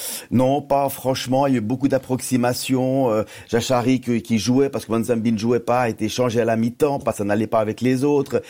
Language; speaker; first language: French; native; French